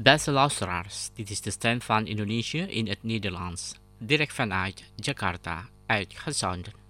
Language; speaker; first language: Dutch; non-native, fluent; Indonesian